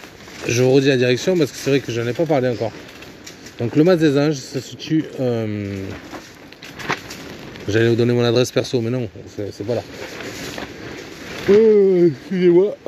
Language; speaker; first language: French; native; French